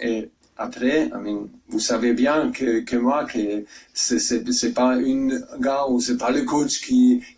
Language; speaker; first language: French; non-native, fluent; German